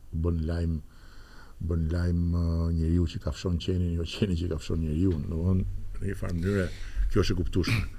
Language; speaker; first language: Albanian; native; Albanian